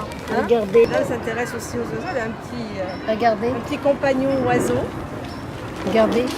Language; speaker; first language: French; native; French